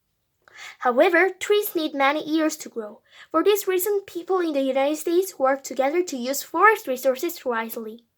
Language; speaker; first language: English; non-native, fluent; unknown